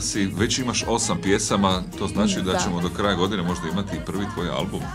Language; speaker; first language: Croatian; native; Croatian